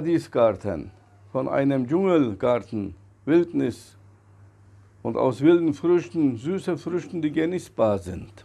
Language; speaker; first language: German; non-native, fluent; Turkish